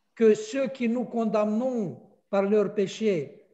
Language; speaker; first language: French; non-native, fluent; Russian